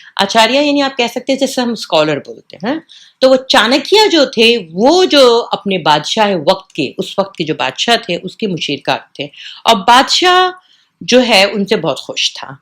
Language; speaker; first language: Urdu; native; Urdu